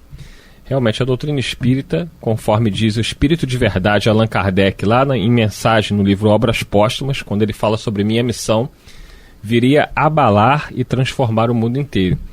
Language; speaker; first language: Portuguese; native; Portuguese